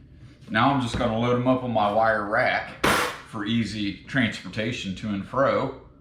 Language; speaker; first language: English; native; English